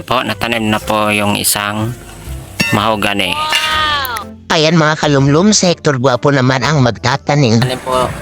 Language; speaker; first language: Filipino; non-native, local second language; Bikol